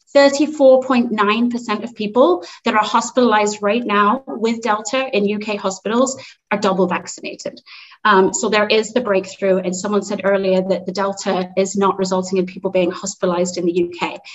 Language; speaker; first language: English; native; English